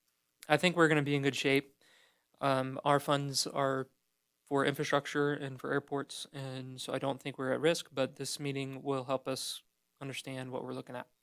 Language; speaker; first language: English; native; English